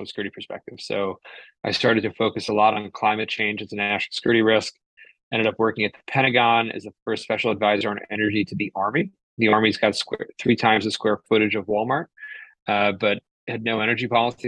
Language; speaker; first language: English; native; English